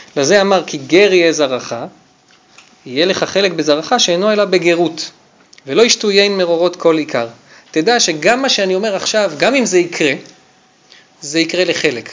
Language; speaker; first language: Hebrew; native; Hebrew